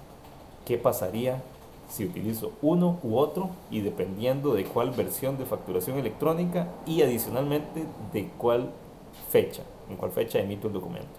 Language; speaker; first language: Spanish; native; Spanish